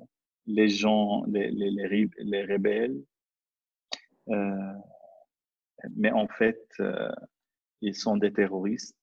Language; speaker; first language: French; non-native, fluent; Arabic